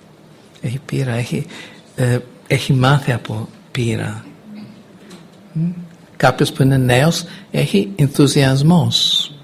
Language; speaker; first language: Greek; non-native, fluent; English